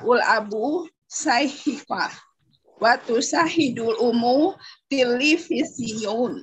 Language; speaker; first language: Arabic; non-native, learner; Indonesian